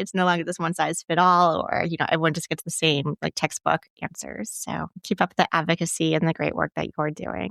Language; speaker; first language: English; native; English